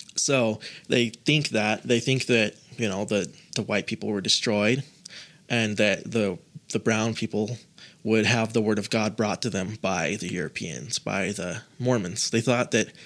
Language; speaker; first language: English; native; English